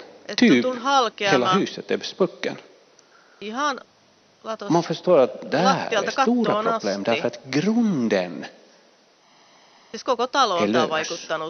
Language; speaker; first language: Swedish; non-native, fluent; Finnish